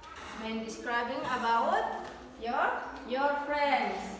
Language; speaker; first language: English; non-native, learner; Indonesian